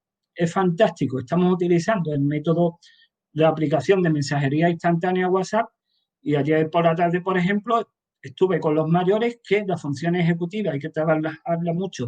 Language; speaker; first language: Spanish; native; Spanish